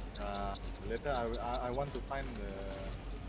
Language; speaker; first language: English; non-native, learner; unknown